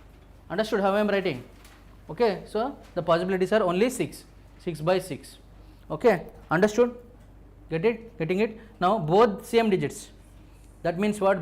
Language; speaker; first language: English; non-native, local second language; Telugu